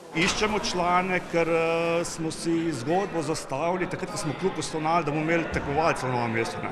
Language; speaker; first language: Slovenian; native; Slovenian